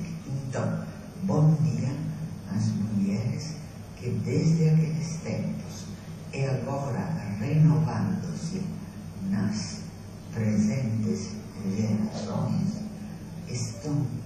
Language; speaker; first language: Portuguese; non-native, fluent; Italian